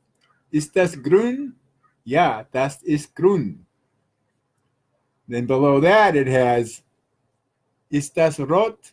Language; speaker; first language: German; non-native, fluent; English